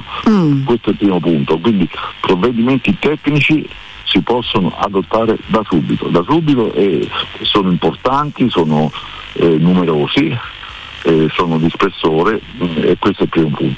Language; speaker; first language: Italian; native; Italian